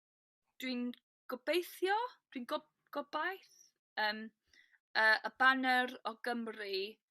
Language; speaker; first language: Welsh; non-native, learner; English